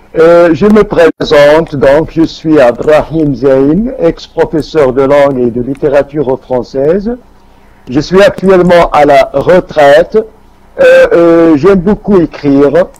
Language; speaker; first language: French; non-native, local second language; Arabic